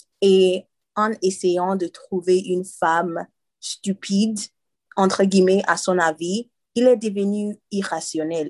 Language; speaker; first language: French; non-native, learner; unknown